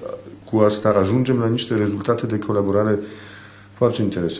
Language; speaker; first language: Romanian; non-native, fluent; Polish